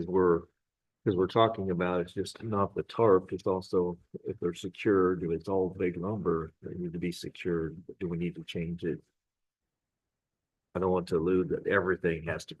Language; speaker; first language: English; native; English